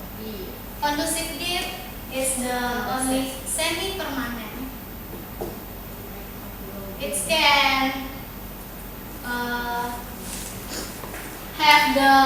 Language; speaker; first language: English; non-native, learner; Indonesian